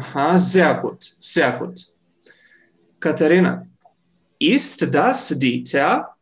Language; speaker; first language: German; non-native, fluent; Serbian